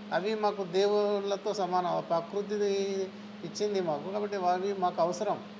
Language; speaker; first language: Telugu; non-native, local second language; Gondi